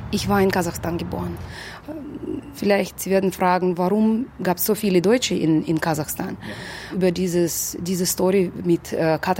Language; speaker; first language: German; early bilingual, heritage; German